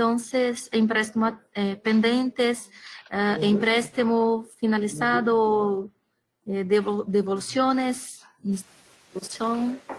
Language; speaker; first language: Spanish; non-native, learner; Portuguese